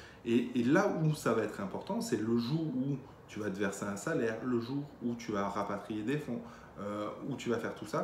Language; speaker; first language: French; native; French